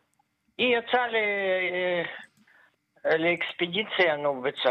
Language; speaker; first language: Hebrew; non-native, fluent; Russian